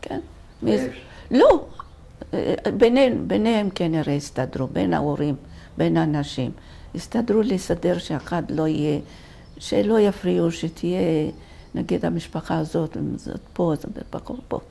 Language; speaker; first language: Hebrew; non-native, fluent; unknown